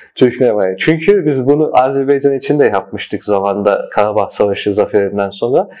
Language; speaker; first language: Turkish; early bilingual, heritage; Turkish